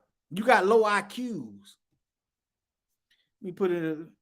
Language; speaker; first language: English; native; English